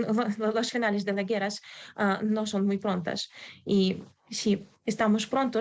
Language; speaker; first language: Spanish; non-native, learner; Ukrainian